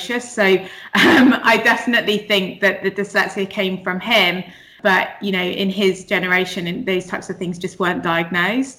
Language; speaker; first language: English; native; English